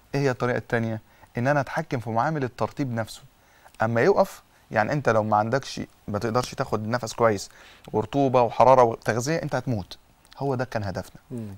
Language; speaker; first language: Arabic; native; Arabic